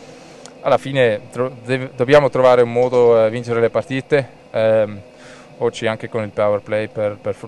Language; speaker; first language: Italian; non-native, local second language; German